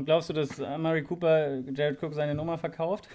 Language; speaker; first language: German; native; German